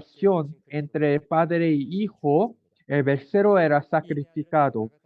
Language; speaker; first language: Spanish; non-native, learner; Korean